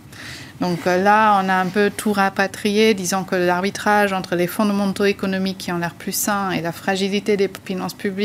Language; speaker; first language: French; native; French